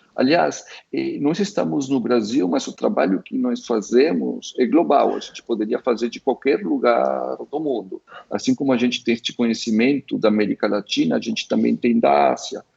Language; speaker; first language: Portuguese; early bilingual, other home language; Spanish